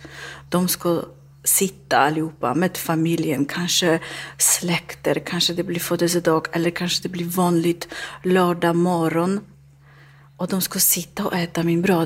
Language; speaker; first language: Swedish; non-native, learner; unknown